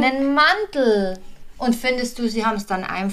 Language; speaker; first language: German; native; German